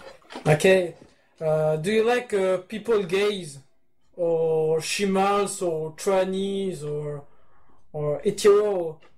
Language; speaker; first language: English; non-native, learner; French